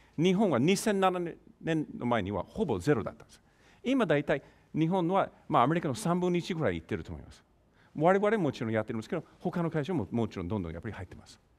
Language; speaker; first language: Japanese; non-native, fluent; English